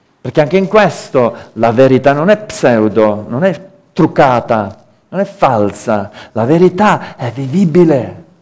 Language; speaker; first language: Italian; native; Italian